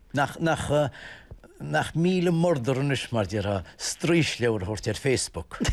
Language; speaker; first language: Irish; native; Irish